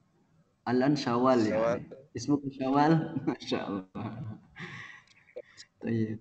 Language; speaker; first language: Arabic; non-native, fluent; Indonesian